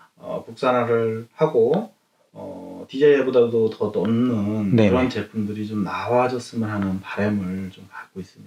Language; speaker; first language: Korean; native; Korean